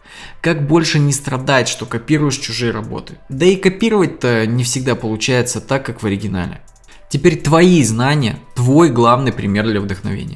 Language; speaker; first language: Russian; native; Russian